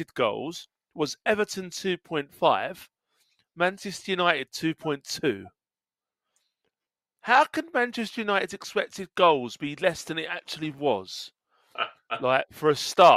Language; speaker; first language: English; native; English